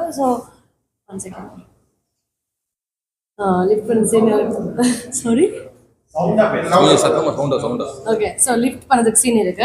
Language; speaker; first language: Tamil; non-native, learner; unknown